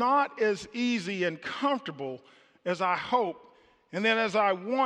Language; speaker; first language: English; native; English